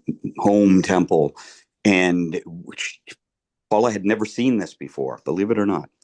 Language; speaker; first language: English; native; English